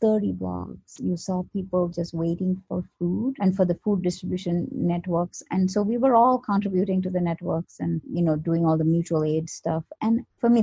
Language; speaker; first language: English; non-native, local second language; Malayalam